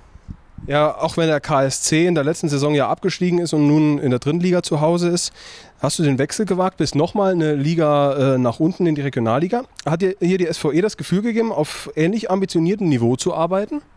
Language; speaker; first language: German; native; German